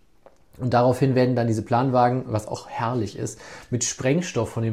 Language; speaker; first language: German; native; German